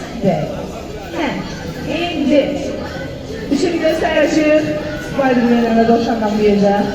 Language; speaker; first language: Turkish; non-native, learner; Azerbaijani